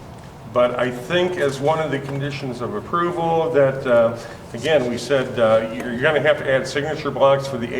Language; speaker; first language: English; native; English